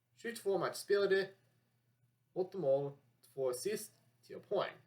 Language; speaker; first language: Swedish; non-native, learner; English